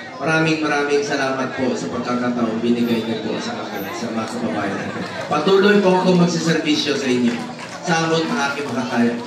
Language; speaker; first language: Filipino; non-native, local second language; Cebuano